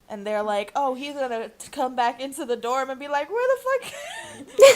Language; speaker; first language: English; native; English